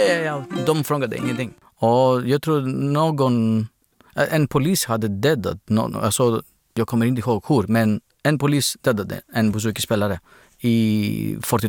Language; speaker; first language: Swedish; non-native, fluent; Greek